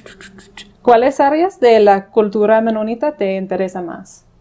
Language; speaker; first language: Spanish; non-native, fluent; English